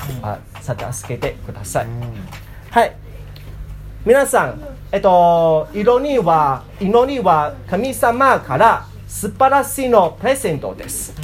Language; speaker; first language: Japanese; non-native, learner; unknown